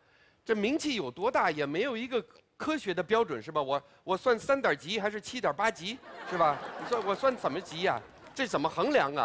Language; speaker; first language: Chinese; non-native, fluent; English